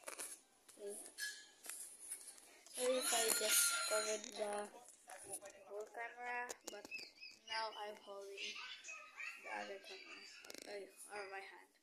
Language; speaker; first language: English; non-native, local second language; Filipino